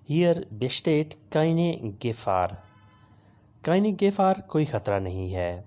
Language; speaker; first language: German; non-native, learner; Urdu